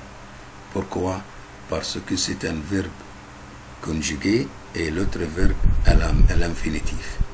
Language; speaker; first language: French; non-native, fluent; Arabic